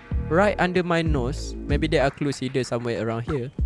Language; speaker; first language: English; non-native, local second language; Malay